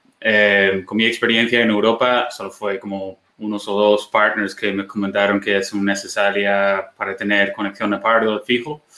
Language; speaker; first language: Spanish; non-native, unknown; English